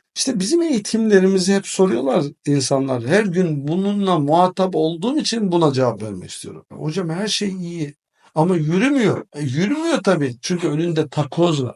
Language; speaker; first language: Turkish; native; Turkish